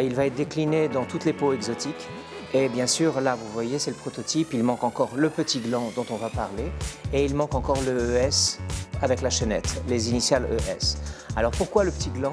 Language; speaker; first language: French; native; French